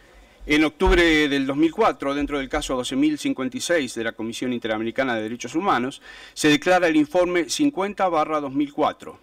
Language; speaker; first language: Spanish; native; Spanish